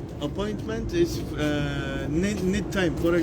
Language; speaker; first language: English; non-native, learner; Turkish